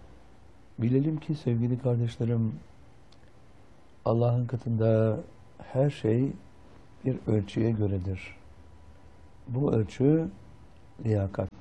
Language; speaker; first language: Turkish; native; Turkish